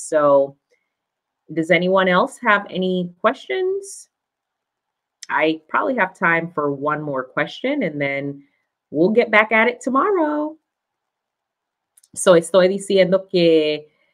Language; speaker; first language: English; native; English